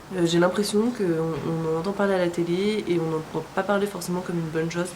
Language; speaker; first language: French; native; French